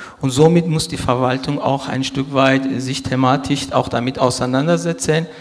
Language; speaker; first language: German; non-native, fluent; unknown